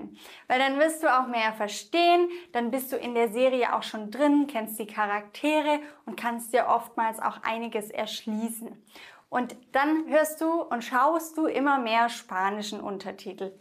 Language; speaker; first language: German; native; German